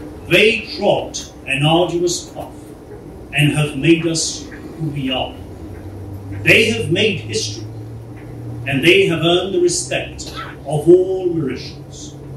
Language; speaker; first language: English; non-native, local second language; Morisyen